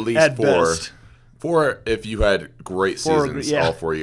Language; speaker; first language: English; native; English